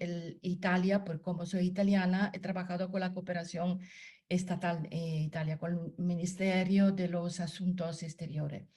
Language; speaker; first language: Spanish; non-native, learner; Italian